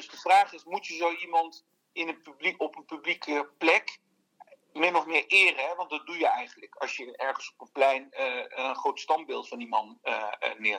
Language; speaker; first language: Dutch; early bilingual, other home language; Turkish